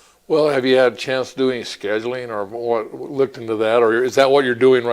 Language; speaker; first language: English; native; English